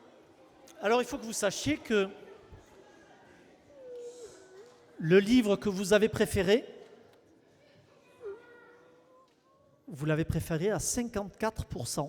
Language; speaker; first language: French; native; French